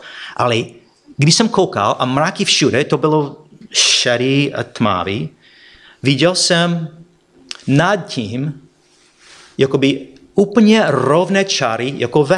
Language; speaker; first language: Czech; non-native, fluent; English